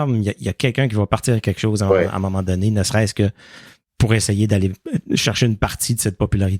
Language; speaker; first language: French; native; French